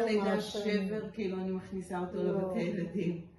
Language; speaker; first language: Hebrew; native; Hebrew